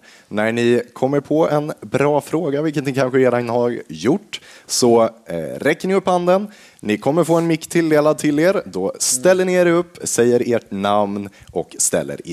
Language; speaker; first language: Swedish; native; Swedish